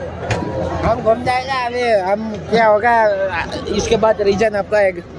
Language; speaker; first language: Hindi; non-native, local second language; Nepali